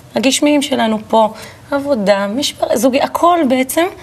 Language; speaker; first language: Hebrew; native; Hebrew